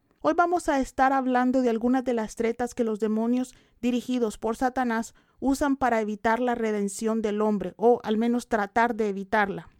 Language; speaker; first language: Spanish; native; Spanish